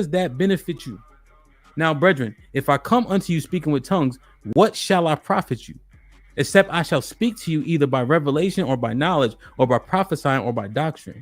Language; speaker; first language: English; native; English